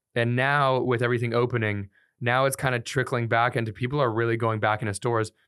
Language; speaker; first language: English; native; English